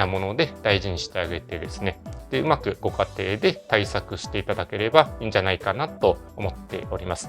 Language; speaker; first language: Japanese; native; Japanese